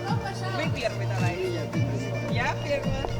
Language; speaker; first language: Russian; non-native, fluent; Chinese